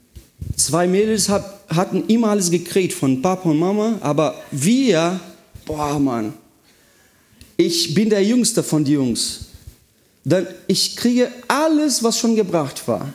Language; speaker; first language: German; non-native, fluent; Portuguese